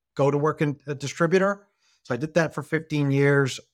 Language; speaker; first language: English; non-native, fluent; Spanish